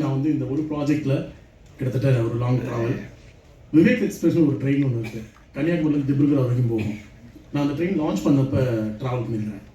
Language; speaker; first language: Tamil; native; Tamil